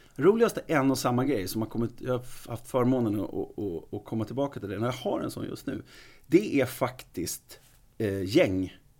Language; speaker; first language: Swedish; native; Swedish